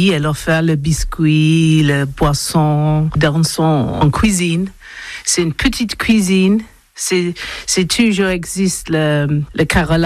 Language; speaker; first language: French; non-native, learner; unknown